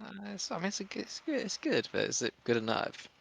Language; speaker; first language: English; native; English